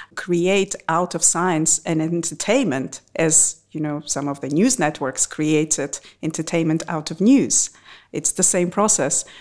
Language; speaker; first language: English; non-native, fluent; Russian